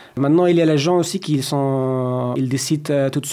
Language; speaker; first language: French; non-native, learner; Persian